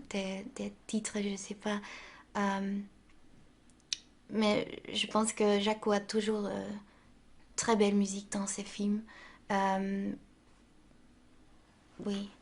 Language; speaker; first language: French; non-native, local second language; Dutch